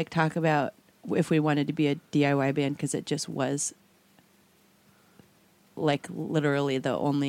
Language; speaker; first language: English; native; English